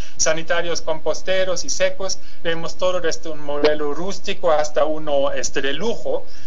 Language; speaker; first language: Spanish; non-native, fluent; German